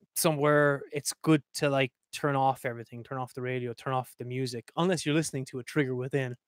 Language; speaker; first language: English; native; English